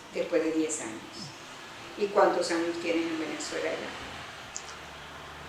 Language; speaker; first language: Spanish; early bilingual, other home language; Greek